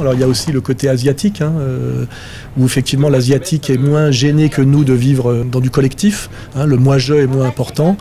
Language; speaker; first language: French; native; French